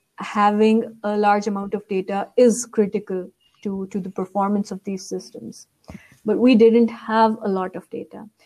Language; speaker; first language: English; non-native, local second language; Urdu